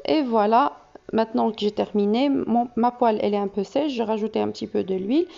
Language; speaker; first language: French; non-native, local second language; Arabic